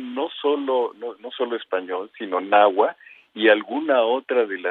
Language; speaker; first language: Spanish; native; Spanish